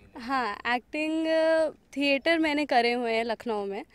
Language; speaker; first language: Hindi; native; Hindi